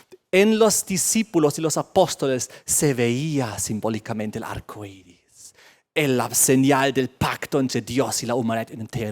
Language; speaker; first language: Spanish; native; Spanish